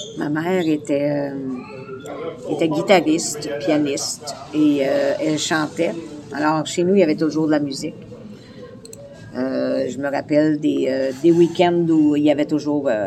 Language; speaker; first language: French; native; French